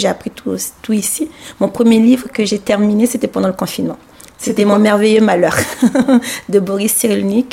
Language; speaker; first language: French; non-native, local second language; Sango